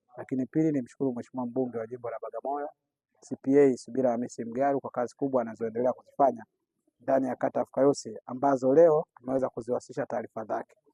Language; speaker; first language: Swahili; native; Swahili